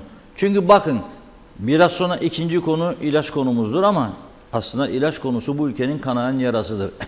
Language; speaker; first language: Turkish; native; Turkish